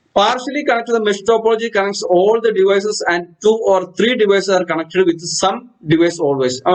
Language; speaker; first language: English; non-native, local second language; Malayalam